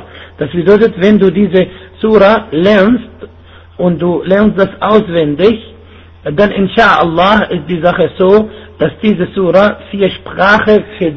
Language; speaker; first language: German; non-native, fluent; Arabic